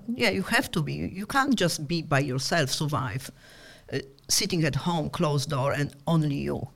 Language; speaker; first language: English; non-native, fluent; Polish